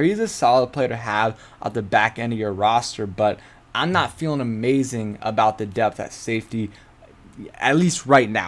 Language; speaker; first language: English; native; English